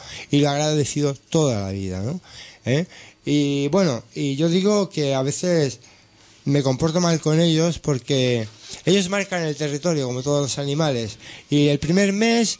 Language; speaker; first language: Spanish; native; Spanish